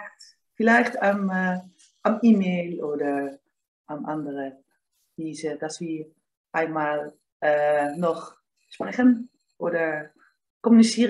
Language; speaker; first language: German; non-native, learner; Dutch